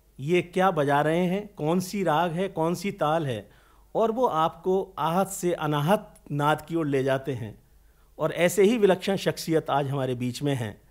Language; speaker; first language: Hindi; native; Hindi